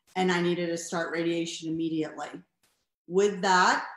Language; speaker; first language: English; native; English